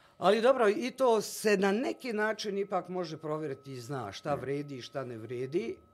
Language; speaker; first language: Bosnian; native; Bosnian